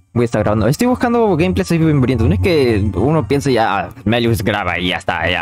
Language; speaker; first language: Spanish; native; Spanish